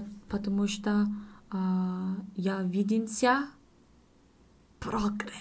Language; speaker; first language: Russian; non-native, learner; English